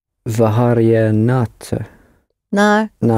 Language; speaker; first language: Dutch; non-native, learner; English